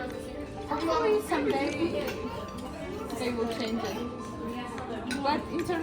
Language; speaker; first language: English; non-native, fluent; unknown